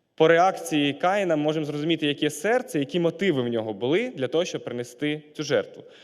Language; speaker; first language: Ukrainian; non-native, local second language; Russian